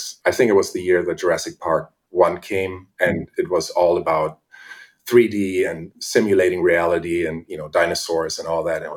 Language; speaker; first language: English; non-native, fluent; German